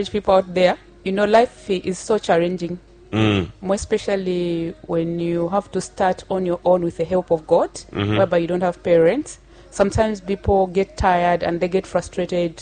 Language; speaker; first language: English; non-native, local second language; Bemba